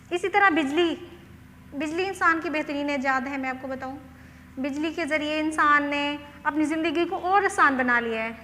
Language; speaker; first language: Hindi; non-native, local second language; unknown